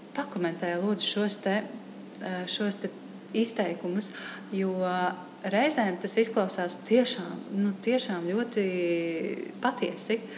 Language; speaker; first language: Latvian; native; Latvian